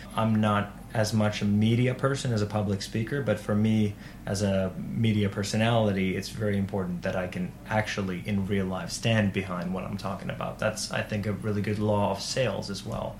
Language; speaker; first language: English; non-native, fluent; Finnish